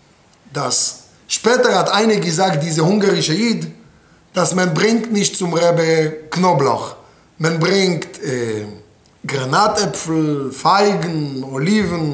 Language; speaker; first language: German; non-native, fluent; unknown